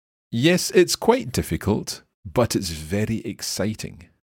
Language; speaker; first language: English; native; English